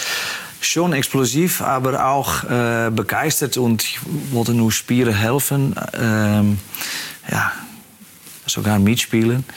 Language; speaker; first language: German; non-native, fluent; Dutch